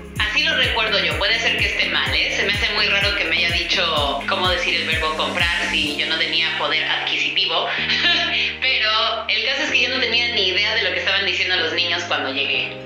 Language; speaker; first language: Spanish; early bilingual, other home language; English